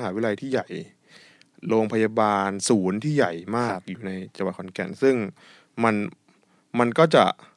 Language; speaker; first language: Thai; native; Thai